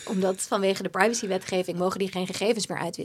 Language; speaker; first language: Dutch; native; Dutch